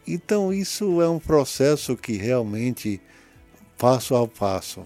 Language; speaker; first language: Portuguese; early bilingual, other home language; English